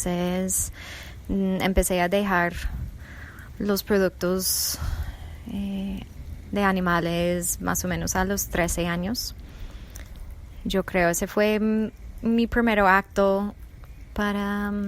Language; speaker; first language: Spanish; non-native, fluent; English